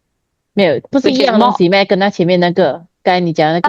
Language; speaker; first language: Chinese; native; Chinese